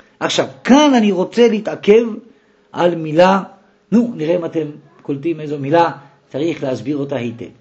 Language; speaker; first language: Hebrew; native; Hebrew